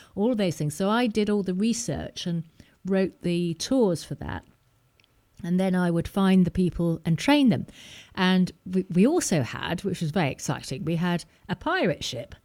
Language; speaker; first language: English; native; English